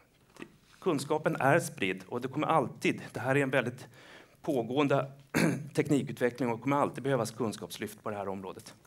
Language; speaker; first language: Swedish; native; Swedish